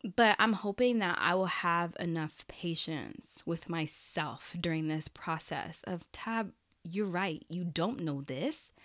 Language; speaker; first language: English; early bilingual, other home language; Haitian Creole